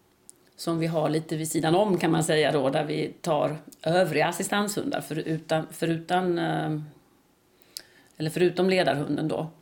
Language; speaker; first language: Swedish; native; Swedish